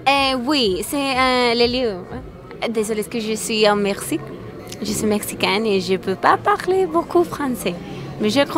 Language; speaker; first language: French; non-native, learner; Spanish